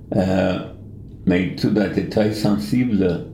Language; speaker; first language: French; non-native, fluent; English